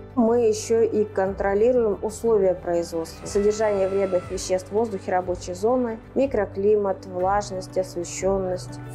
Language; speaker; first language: Russian; native; Russian